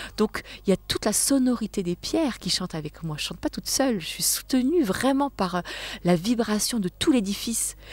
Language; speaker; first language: French; native; French